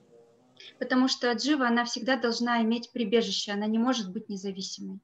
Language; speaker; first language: Russian; native; Russian